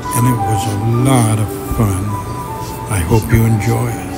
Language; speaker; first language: English; native; English